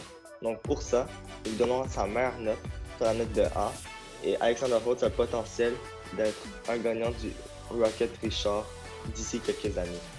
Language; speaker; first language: French; native; French